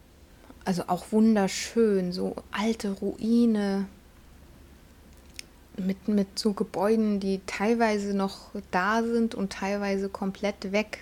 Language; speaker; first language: German; native; German